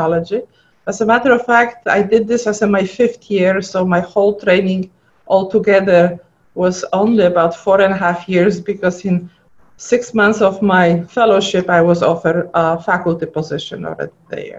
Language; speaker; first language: English; non-native, fluent; Polish